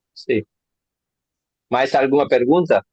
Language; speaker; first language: Portuguese; non-native, learner; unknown